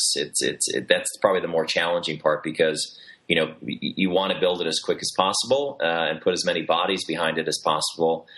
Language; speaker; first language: English; native; English